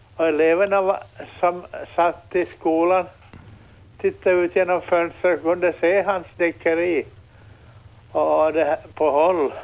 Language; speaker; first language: Swedish; native; Swedish